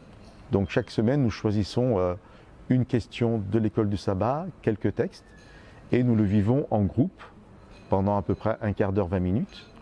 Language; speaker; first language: French; native; French